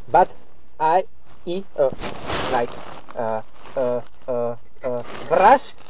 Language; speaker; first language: English; non-native, learner; Slovak